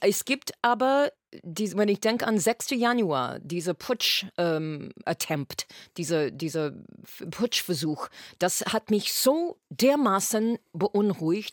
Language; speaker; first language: German; non-native, fluent; English